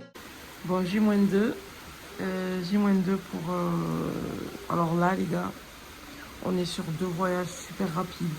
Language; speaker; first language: French; native; French